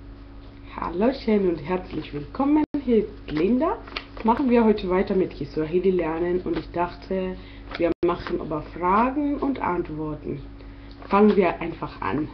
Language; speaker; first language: German; non-native, fluent; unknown